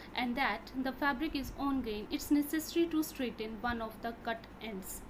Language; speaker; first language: English; non-native, local second language; Punjabi